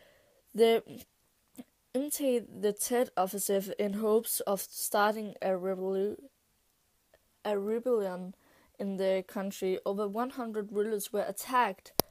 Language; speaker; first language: English; non-native, learner; Danish